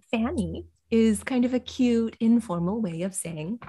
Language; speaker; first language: English; native; English